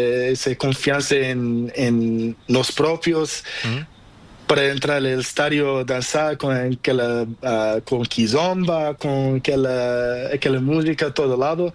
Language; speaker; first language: Spanish; non-native, learner; Portuguese